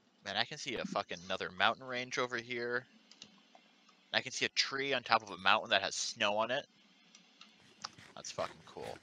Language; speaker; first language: English; native; English